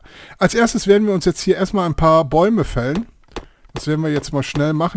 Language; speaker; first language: German; native; German